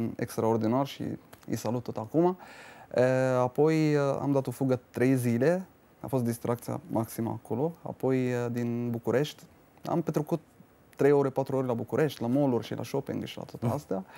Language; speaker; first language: Romanian; non-native, fluent; Arabic